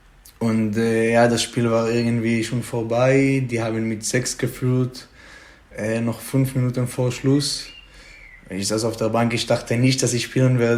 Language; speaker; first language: German; non-native, fluent; Hebrew